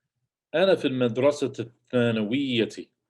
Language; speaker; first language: Arabic; non-native, fluent; English